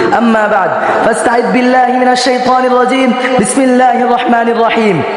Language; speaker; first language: Arabic; non-native, learner; Bangla